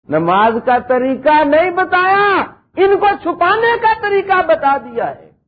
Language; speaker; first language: Urdu; non-native, local second language; Punjabi